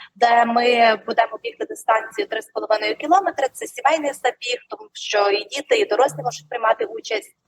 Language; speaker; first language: Ukrainian; native; Ukrainian